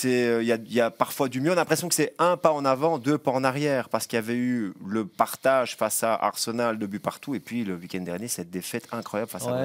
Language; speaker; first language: French; native; French